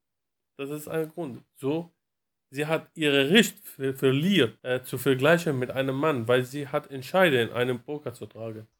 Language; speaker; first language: German; non-native, learner; Arabic